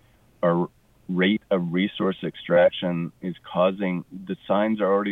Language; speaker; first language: English; native; English